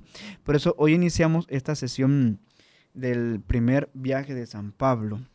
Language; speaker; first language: Spanish; native; Spanish